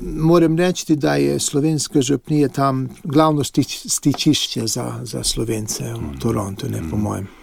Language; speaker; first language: Slovenian; early bilingual, heritage; English